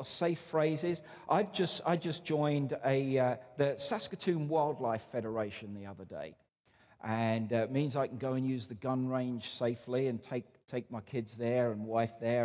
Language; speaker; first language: English; native; English